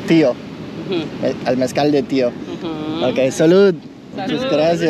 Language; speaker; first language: Spanish; non-native, learner; English